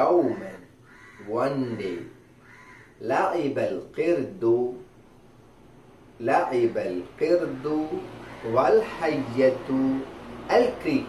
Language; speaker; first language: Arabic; non-native, fluent; Malayalam